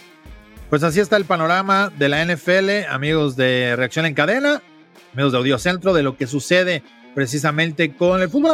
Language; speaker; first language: Spanish; native; Spanish